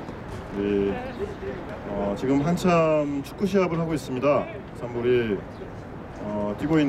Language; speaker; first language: Korean; native; Korean